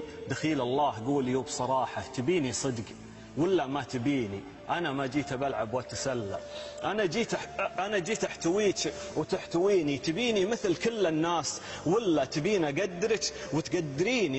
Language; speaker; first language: Arabic; native; Arabic